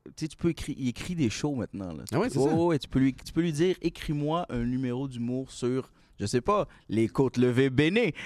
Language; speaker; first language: French; native; French